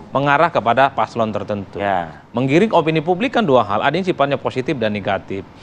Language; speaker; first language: Indonesian; non-native, local second language; Madurese